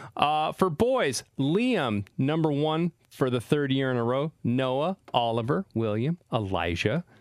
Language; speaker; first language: English; native; English